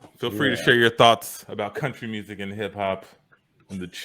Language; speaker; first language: English; native; English